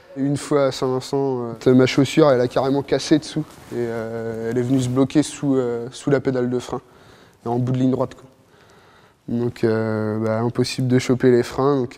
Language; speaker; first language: French; native; French